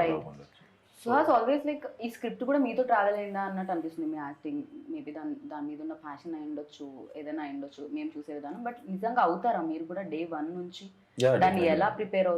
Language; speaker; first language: Telugu; native; Telugu